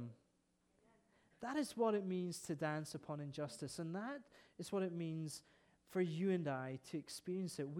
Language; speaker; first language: English; native; English